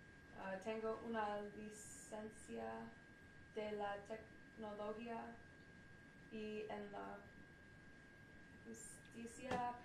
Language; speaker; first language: Spanish; non-native, learner; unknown